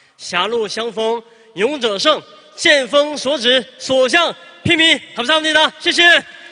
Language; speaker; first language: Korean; native; Korean